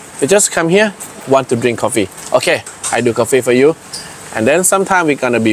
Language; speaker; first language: English; non-native, learner; Thai